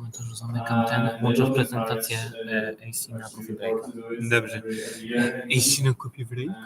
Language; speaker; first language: Polish; non-native, fluent; Ukrainian